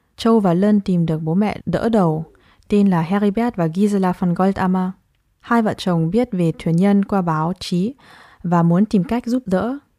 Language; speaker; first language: Vietnamese; early bilingual, heritage; Vietnamese